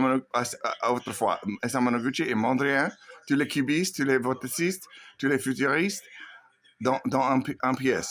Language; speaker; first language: French; non-native, learner; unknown